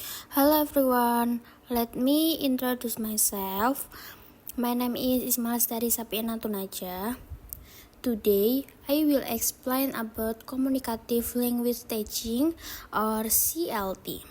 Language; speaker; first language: English; non-native, learner; Indonesian